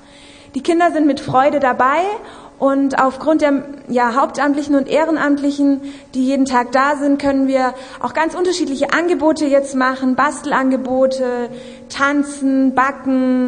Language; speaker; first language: German; native; German